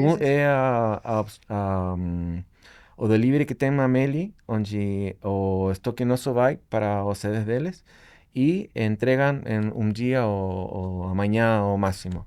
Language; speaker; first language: Portuguese; non-native, fluent; Spanish